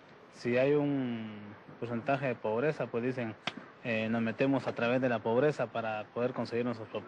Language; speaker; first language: Spanish; native; Spanish